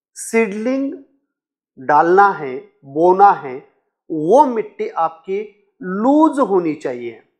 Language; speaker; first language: Hindi; non-native, local second language; Marathi